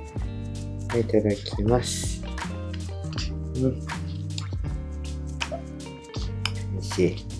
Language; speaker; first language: Japanese; native; Japanese